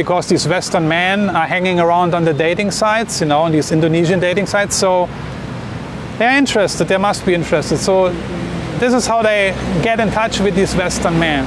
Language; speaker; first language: English; non-native, fluent; German